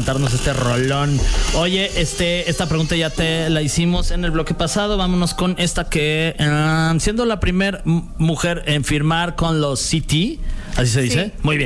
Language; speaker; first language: Spanish; native; Spanish